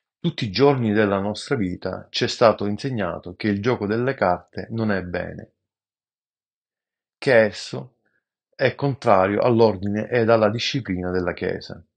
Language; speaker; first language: Italian; native; Italian